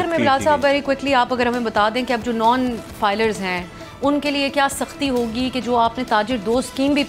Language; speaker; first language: Urdu; native; Urdu